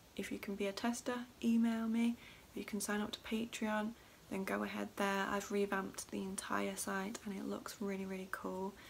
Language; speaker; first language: English; native; English